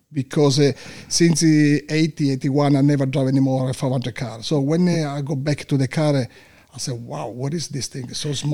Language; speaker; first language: English; non-native, learner; Italian